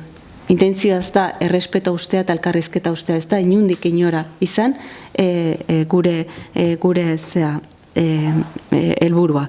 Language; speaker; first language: Basque; native; Basque